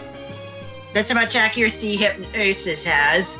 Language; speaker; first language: English; native; English